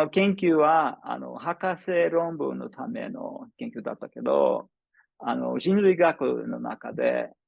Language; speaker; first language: Japanese; non-native, fluent; English